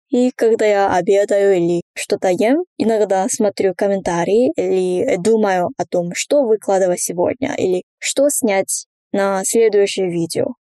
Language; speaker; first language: Russian; non-native, fluent; Korean